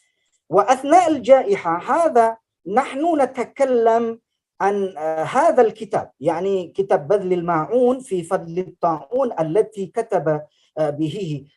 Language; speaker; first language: Arabic; non-native, fluent; Indonesian